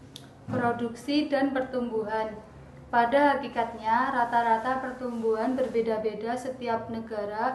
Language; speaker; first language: Indonesian; native; Indonesian